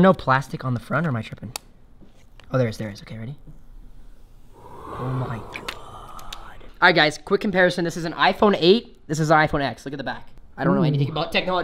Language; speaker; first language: English; native; English